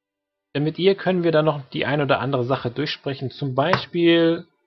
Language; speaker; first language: German; native; German